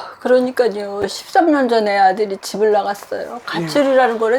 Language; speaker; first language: Korean; native; Korean